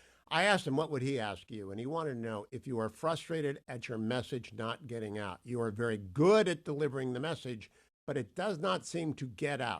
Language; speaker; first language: English; native; English